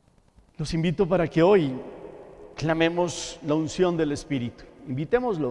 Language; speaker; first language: Spanish; native; Spanish